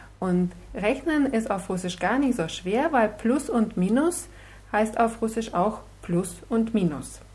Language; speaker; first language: German; non-native, fluent; Russian